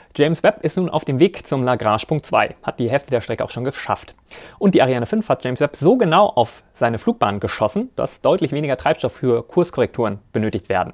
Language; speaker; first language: German; native; German